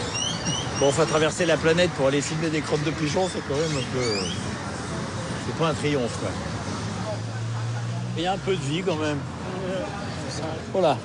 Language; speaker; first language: French; native; French